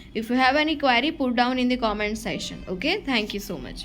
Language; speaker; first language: English; non-native, local second language; Gujarati